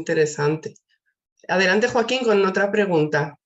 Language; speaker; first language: Spanish; native; Spanish